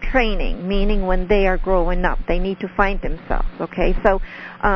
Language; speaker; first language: English; non-native, fluent; Dutch